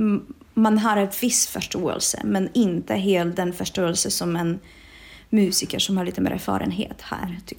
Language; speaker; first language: Swedish; non-native, fluent; Czech